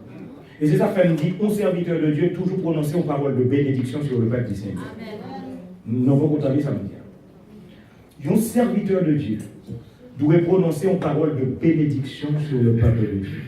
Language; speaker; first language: French; non-native, local second language; Haitian Creole